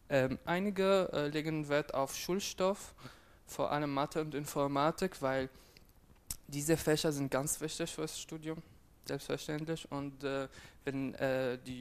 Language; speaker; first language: German; non-native, fluent; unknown